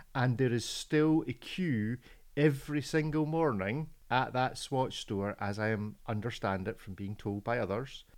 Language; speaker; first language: English; native; English